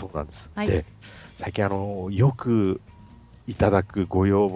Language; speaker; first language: Japanese; native; Japanese